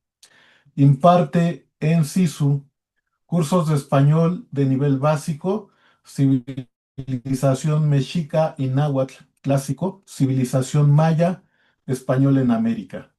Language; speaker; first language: Spanish; native; Spanish